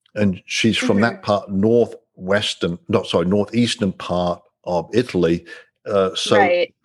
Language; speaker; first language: English; native; English